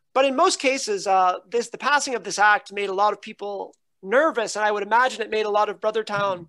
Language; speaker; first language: English; native; English